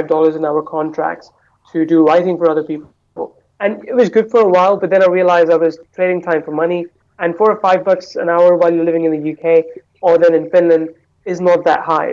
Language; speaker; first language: English; non-native, local second language; Hindi